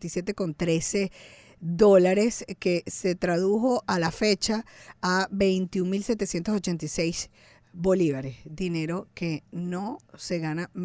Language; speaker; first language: Spanish; native; Spanish